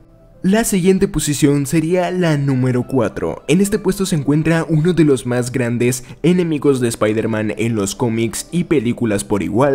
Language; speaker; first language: Spanish; native; Spanish